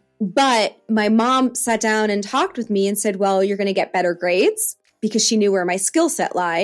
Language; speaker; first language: English; native; English